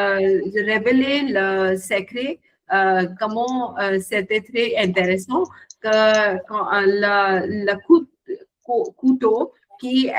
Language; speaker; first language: French; non-native, learner; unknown